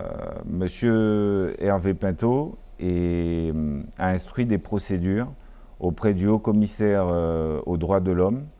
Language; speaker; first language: French; native; French